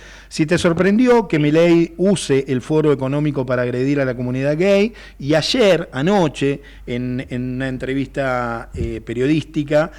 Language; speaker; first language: Spanish; native; Spanish